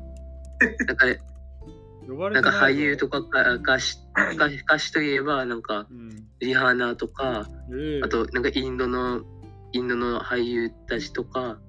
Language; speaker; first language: Japanese; non-native, fluent; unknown